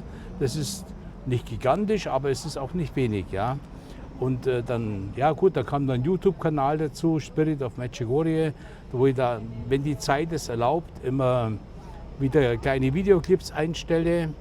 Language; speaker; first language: German; native; German